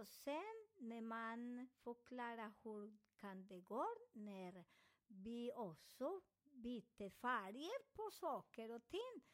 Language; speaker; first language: Swedish; non-native, learner; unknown